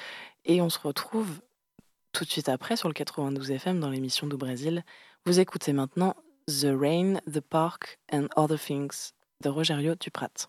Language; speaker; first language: French; native; French